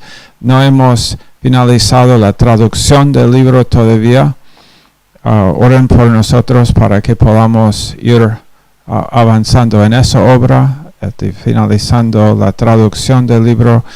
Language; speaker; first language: Spanish; non-native, fluent; English